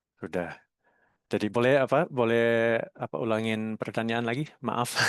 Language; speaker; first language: Indonesian; non-native, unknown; English